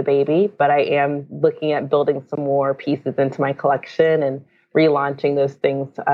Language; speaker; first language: English; native; English